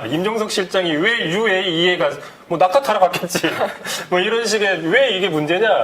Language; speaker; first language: Korean; native; Korean